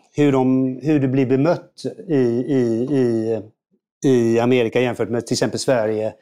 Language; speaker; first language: Swedish; native; Swedish